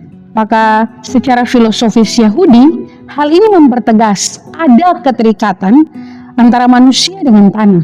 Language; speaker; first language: Indonesian; native; Indonesian